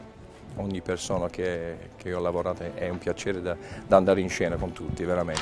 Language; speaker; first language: Italian; non-native, learner; English